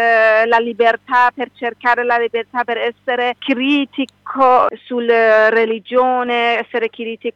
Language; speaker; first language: Italian; non-native, learner; Persian